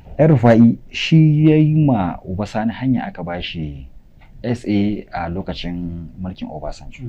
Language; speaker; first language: Hausa; non-native, local second language; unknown